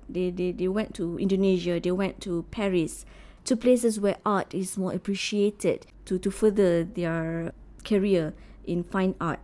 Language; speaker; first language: English; non-native, local second language; Malay